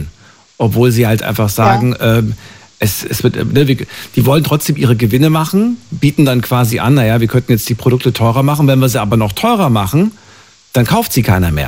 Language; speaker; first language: German; native; German